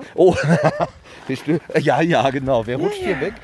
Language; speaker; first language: German; native; German